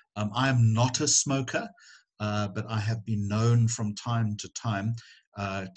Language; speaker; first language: English; native; English